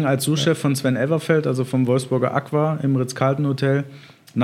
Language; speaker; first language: German; native; German